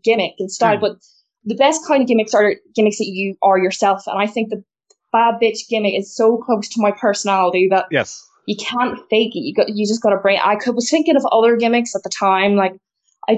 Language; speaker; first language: English; native; English